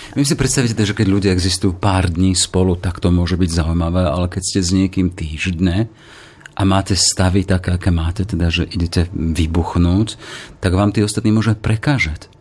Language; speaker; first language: Slovak; native; Slovak